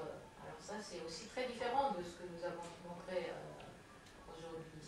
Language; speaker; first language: French; non-native, fluent; Japanese